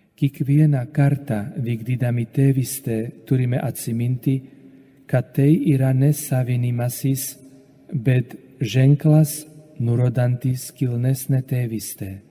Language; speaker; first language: Lithuanian; non-native, fluent; Slovak